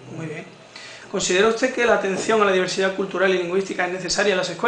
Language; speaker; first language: Spanish; native; Spanish